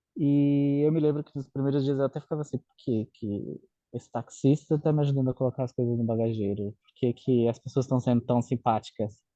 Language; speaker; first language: Portuguese; native; Portuguese